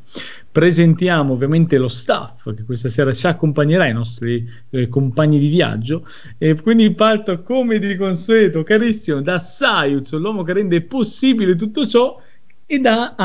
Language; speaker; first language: Italian; native; Italian